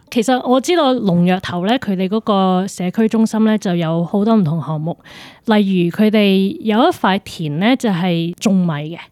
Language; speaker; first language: Cantonese; early bilingual, heritage; Cantonese